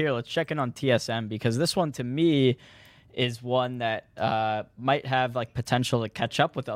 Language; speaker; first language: English; native; English